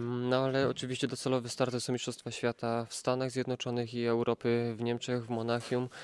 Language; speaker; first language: Polish; native; Polish